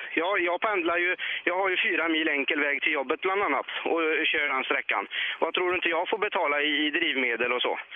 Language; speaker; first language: Swedish; native; Swedish